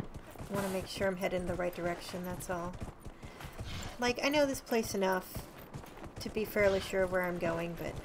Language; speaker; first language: English; native; English